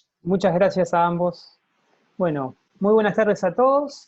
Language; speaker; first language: Spanish; native; Spanish